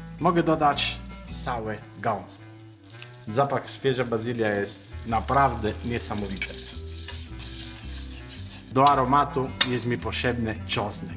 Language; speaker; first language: Polish; non-native, learner; Italian